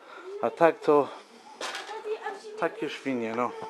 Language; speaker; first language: Polish; non-native, fluent; English